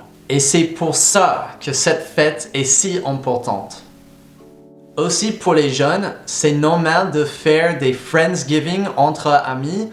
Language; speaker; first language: French; non-native, fluent; English